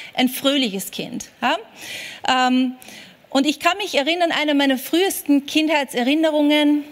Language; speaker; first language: German; native; German